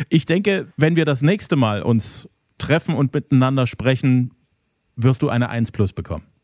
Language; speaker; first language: German; native; German